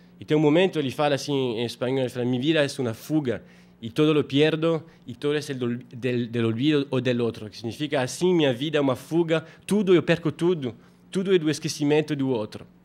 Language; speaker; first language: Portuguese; non-native, fluent; French